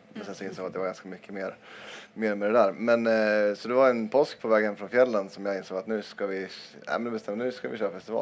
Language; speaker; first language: Swedish; native; Swedish